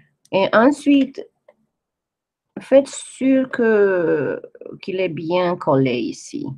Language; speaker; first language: French; non-native, fluent; English